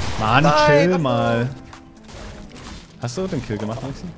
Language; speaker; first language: German; native; German